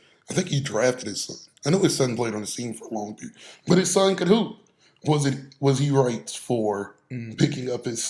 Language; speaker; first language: English; native; English